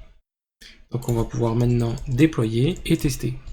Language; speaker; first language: French; native; French